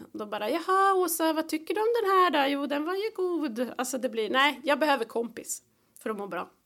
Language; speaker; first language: Swedish; native; Swedish